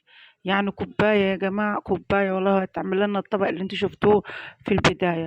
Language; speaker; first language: Arabic; native; Arabic